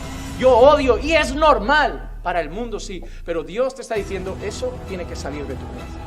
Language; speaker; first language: Spanish; native; Spanish